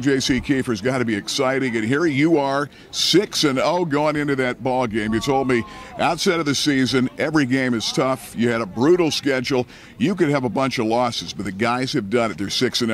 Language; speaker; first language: English; native; English